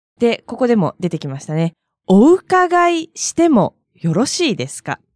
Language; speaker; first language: Japanese; native; Japanese